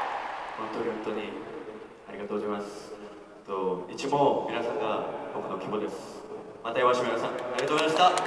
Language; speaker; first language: Japanese; non-native, fluent; Korean